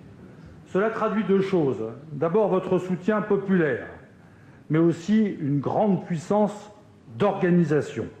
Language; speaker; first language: French; native; French